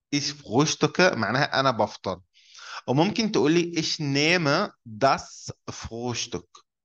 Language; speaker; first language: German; non-native, fluent; Arabic